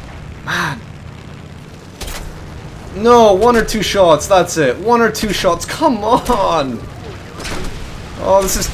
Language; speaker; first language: English; native; English